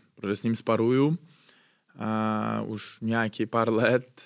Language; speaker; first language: Czech; non-native, fluent; Uzbek